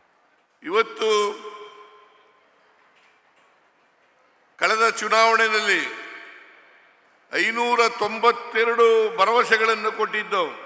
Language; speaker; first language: Kannada; native; Kannada